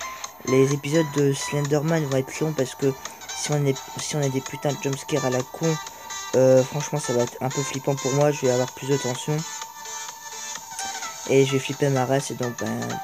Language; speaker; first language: French; native; French